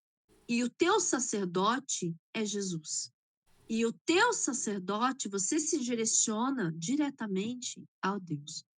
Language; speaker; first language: Portuguese; native; Portuguese